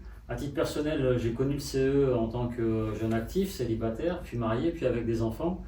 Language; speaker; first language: French; native; French